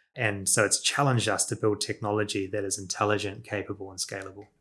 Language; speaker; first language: English; native; English